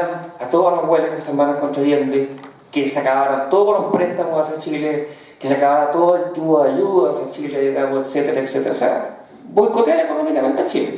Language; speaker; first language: Spanish; native; Spanish